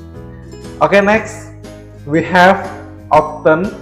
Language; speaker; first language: English; non-native, learner; Indonesian